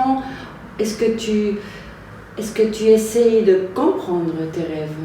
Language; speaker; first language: French; non-native, fluent; German